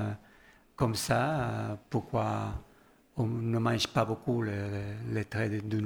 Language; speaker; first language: French; non-native, learner; Spanish